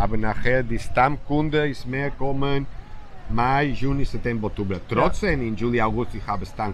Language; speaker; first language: German; non-native, learner; Spanish